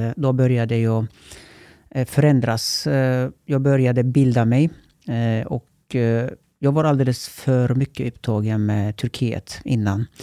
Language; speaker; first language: Swedish; early bilingual, other home language; Turkish